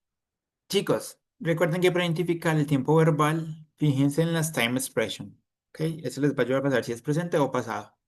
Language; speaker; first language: Spanish; native; Spanish